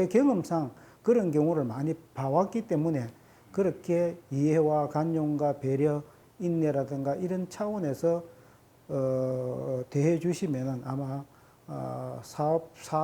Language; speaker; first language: Korean; native; Korean